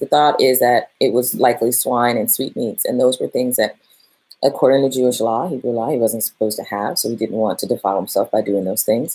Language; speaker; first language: English; native; English